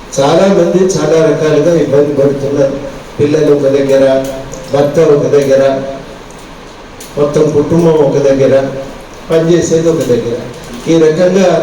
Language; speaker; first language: Telugu; native; Telugu